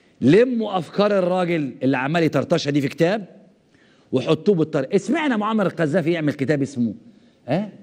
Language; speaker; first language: Arabic; native; Arabic